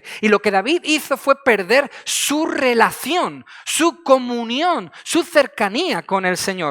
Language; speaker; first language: Spanish; native; Spanish